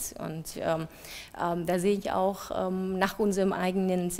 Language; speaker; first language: German; non-native, fluent; Vietnamese